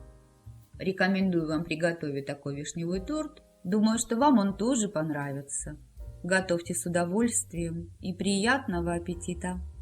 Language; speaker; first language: Russian; native; Russian